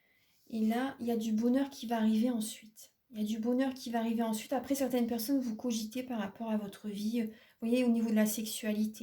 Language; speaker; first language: French; native; French